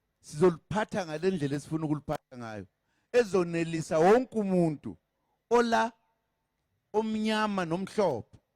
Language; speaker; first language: Zulu; native; Zulu